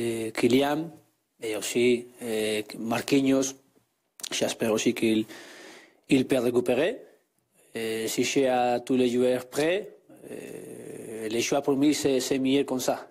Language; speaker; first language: French; non-native, learner; Spanish